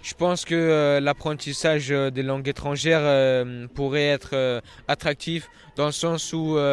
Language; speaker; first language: French; early bilingual, other home language; Hungarian